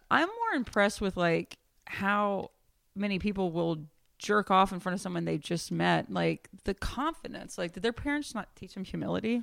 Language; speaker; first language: English; native; English